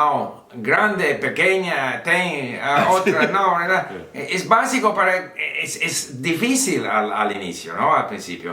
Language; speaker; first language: Portuguese; non-native, learner; English